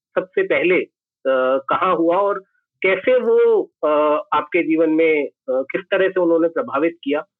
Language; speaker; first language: Hindi; native; Hindi